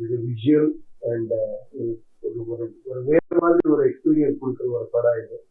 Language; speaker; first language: Tamil; non-native, learner; Kannada